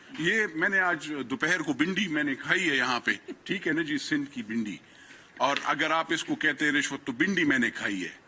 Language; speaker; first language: Urdu; non-native, local second language; Pashto